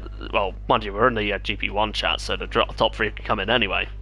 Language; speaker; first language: English; native; English